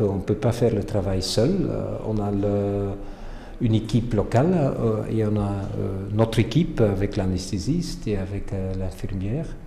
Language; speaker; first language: French; non-native, fluent; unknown